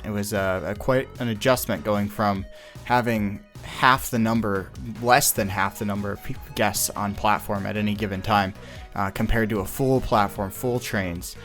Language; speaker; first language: English; native; English